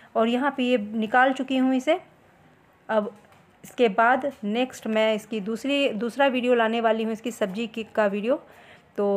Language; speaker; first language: Hindi; native; Hindi